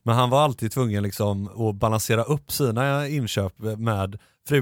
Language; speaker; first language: Swedish; native; Swedish